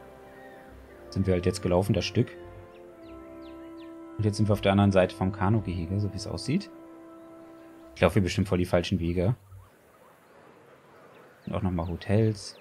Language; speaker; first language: German; native; German